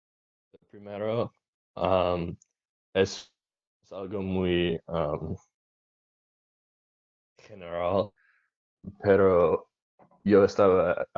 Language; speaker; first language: Spanish; non-native, learner; English